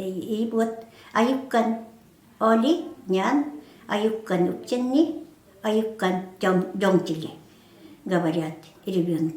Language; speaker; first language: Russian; non-native, local second language; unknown